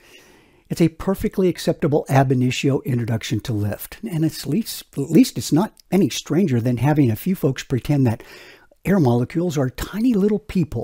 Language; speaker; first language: English; native; English